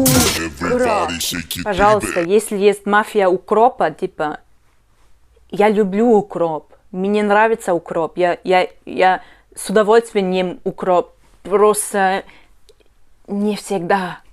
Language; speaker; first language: Russian; non-native, learner; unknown